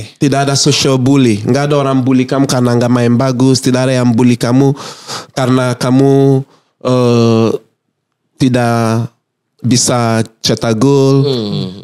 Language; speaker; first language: Indonesian; non-native, fluent; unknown